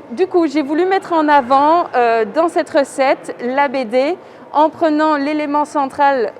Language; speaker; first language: French; native; French